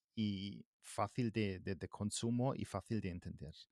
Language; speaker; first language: Spanish; non-native, fluent; German